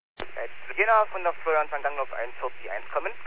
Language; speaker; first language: German; native; German